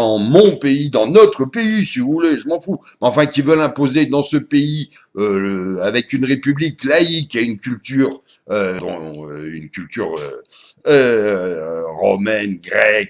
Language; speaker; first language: French; native; French